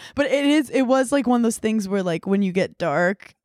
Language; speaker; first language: English; native; English